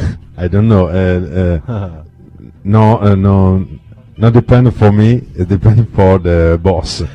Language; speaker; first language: English; non-native, learner; Italian